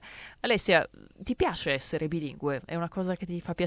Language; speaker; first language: Italian; native; Italian